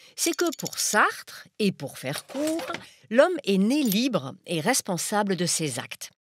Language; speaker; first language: French; non-native, fluent; German